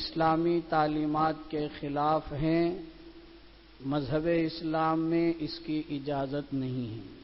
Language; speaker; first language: Urdu; native; Urdu